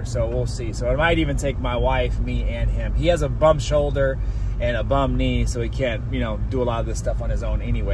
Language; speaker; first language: English; native; English